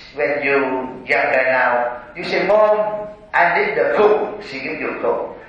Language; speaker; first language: English; non-native, learner; Vietnamese